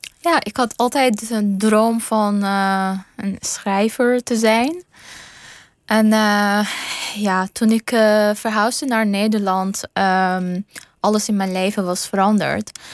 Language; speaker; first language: Dutch; non-native, fluent; Persian